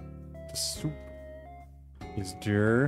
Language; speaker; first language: Dutch; non-native, learner; English